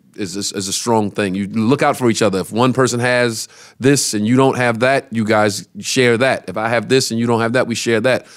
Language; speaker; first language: English; native; English